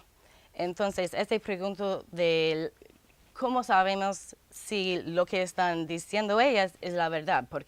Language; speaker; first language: Spanish; non-native, fluent; English